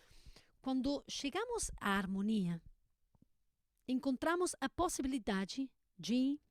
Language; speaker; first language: Portuguese; non-native, learner; Spanish